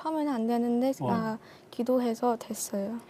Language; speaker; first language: Korean; non-native, learner; Burmese